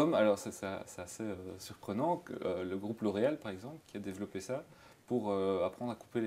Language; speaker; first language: French; native; French